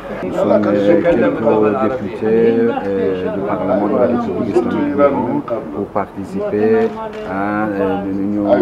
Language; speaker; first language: French; non-native, learner; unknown